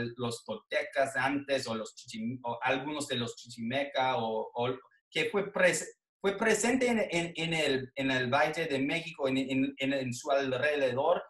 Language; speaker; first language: Spanish; non-native, fluent; English